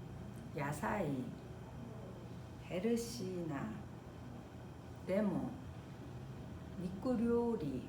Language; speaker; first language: Japanese; non-native, fluent; Korean